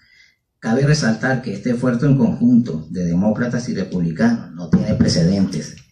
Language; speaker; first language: Spanish; native; Spanish